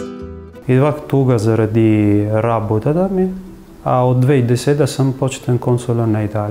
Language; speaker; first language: Bulgarian; non-native, fluent; Italian